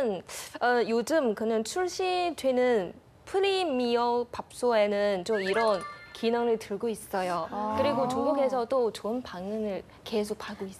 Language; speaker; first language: Korean; non-native, fluent; Chinese